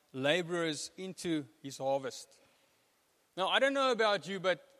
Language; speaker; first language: English; non-native, local second language; Afrikaans